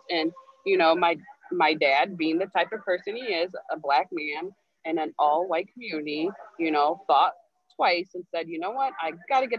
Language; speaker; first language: English; native; English